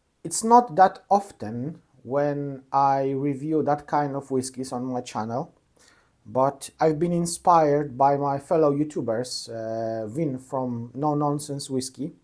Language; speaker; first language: English; non-native, fluent; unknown